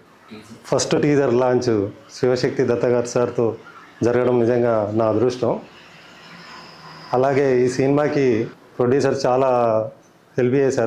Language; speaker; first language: Telugu; native; Telugu